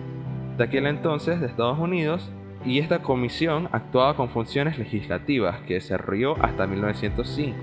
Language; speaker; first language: Spanish; native; Spanish